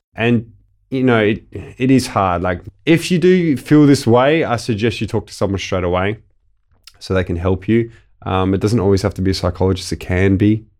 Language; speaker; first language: English; early bilingual, other home language; Italian